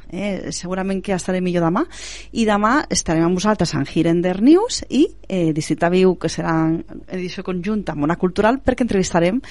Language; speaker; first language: Catalan; native; Catalan